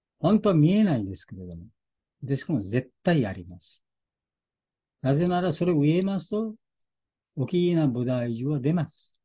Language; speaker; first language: Japanese; non-native, fluent; Bangla